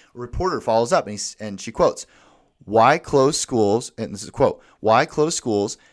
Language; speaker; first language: English; native; English